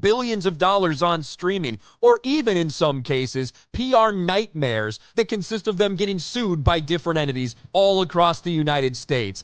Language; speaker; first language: English; native; English